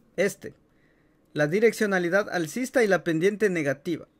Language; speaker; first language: Spanish; native; Spanish